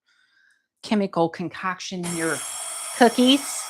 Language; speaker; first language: English; native; English